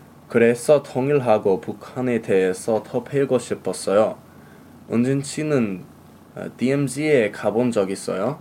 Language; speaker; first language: Korean; non-native, learner; English